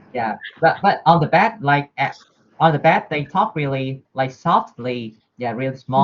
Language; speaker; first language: English; non-native, learner; Vietnamese